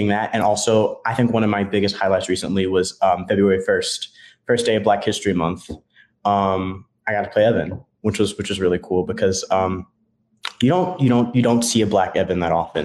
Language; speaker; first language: English; native; English